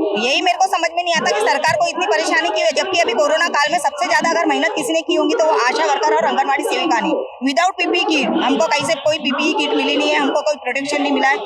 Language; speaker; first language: Hindi; non-native, local second language; Marathi